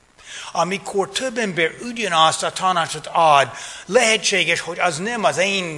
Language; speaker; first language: Hungarian; non-native, fluent; English